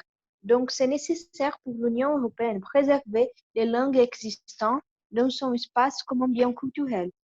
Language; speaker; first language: French; non-native, learner; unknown